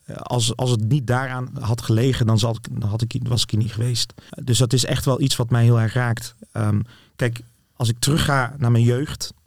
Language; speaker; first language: Dutch; early bilingual, other home language; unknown